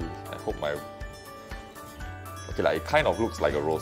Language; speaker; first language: English; native; English